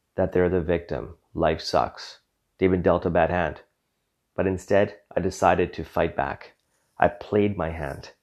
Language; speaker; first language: English; native; English